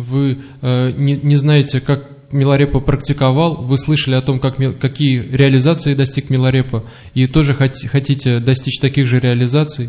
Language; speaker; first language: Russian; native; Russian